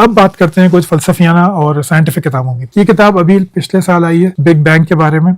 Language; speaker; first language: Urdu; native; Urdu